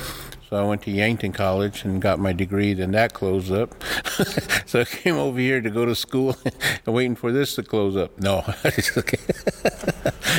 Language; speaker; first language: English; early bilingual, other home language; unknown